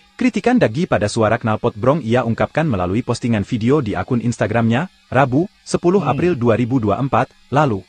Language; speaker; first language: Indonesian; native; Indonesian